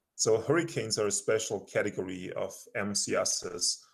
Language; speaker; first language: English; non-native, fluent; German